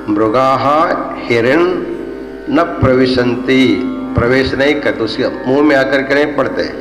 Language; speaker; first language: Hindi; non-native, local second language; Kannada